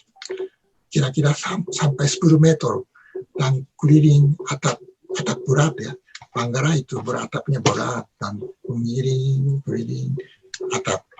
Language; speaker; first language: Indonesian; non-native, learner; Japanese